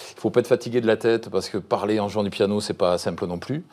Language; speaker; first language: French; native; French